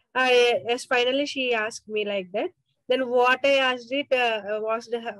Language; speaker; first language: English; non-native, local second language; Telugu